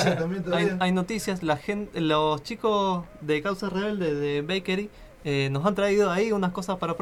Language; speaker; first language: Spanish; native; Spanish